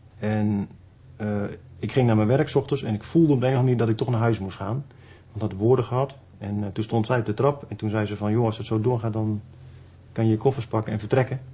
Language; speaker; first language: Dutch; native; Dutch